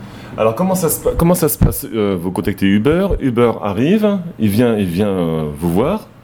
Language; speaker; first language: French; native; French